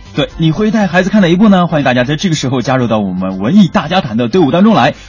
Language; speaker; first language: Chinese; native; Chinese